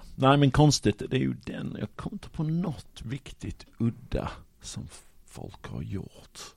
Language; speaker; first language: Swedish; non-native, fluent; English